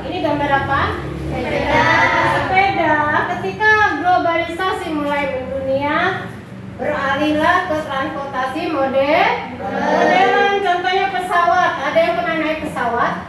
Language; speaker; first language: Indonesian; native; Indonesian